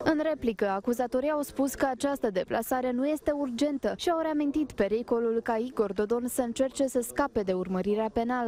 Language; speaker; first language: Romanian; native; Romanian